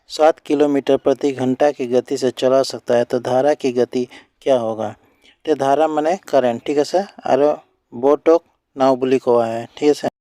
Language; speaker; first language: Hindi; non-native, local second language; Assamese